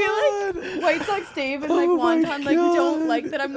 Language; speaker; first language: English; native; English